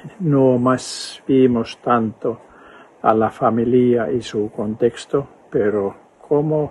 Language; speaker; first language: Spanish; non-native, fluent; Finnish